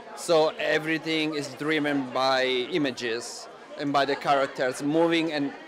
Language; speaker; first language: English; non-native, fluent; Italian